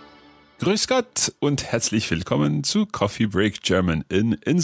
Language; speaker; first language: German; non-native, fluent; English